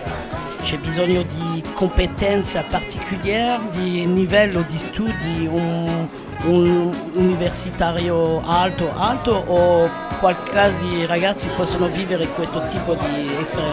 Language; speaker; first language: Italian; non-native, learner; French